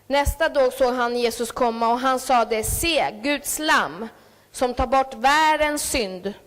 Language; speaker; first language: Swedish; early bilingual, other home language; Spanish